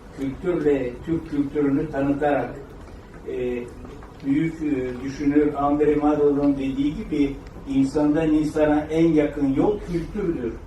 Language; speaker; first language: Turkish; native; Turkish